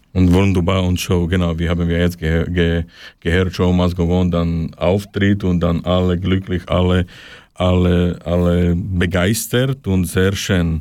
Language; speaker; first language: German; non-native, learner; Slovak